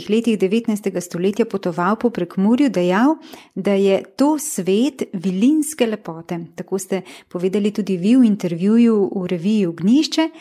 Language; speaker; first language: Slovenian; native; Slovenian